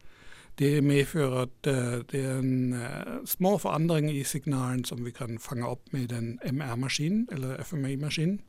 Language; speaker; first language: Norwegian; non-native, fluent; German